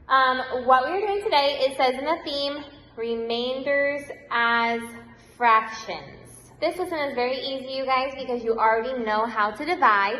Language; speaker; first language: English; native; English